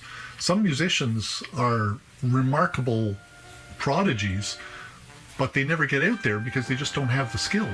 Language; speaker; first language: English; native; English